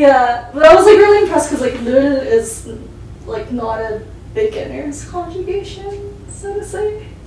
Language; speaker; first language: English; early bilingual, other home language; Korean